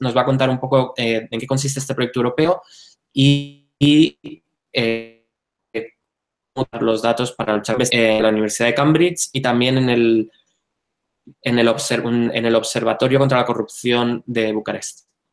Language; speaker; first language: Spanish; native; Spanish